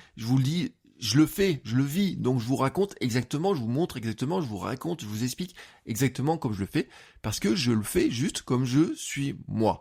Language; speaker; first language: French; native; French